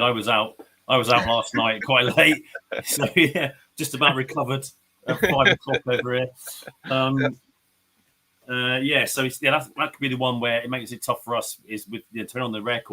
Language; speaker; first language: English; native; English